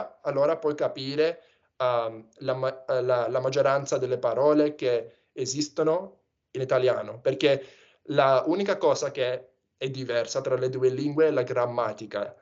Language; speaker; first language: Italian; non-native, fluent; English